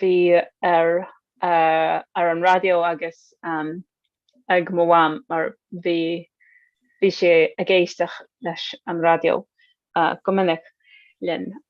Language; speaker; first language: Irish; non-native, learner; English